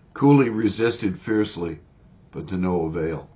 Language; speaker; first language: English; native; English